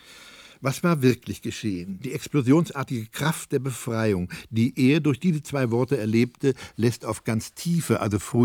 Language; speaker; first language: German; native; German